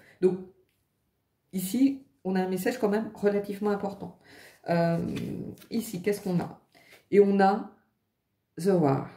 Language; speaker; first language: French; native; French